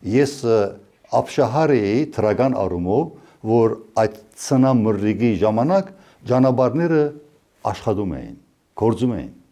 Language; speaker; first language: Armenian; early bilingual, heritage; Armenian